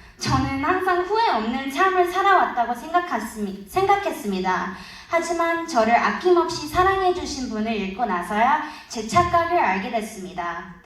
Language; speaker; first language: Korean; early bilingual, heritage; Korean